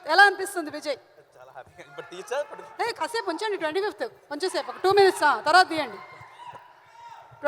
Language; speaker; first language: Telugu; native; Telugu